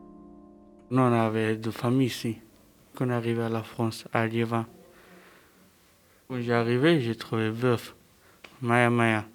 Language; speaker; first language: French; non-native, fluent; Serbian